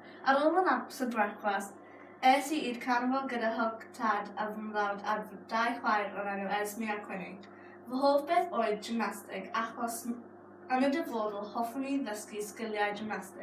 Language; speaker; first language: Welsh; non-native, local second language; English